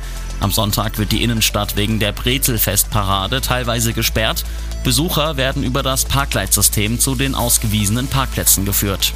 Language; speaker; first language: German; native; German